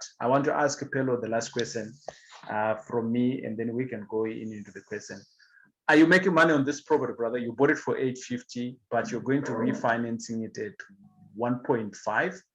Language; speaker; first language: English; non-native, local second language; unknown